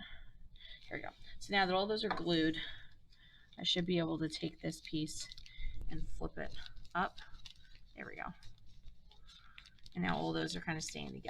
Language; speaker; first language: English; native; English